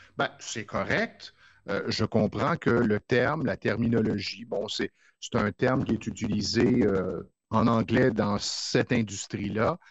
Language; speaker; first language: French; native; French